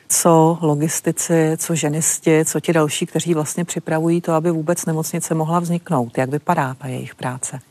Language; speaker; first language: Czech; native; Czech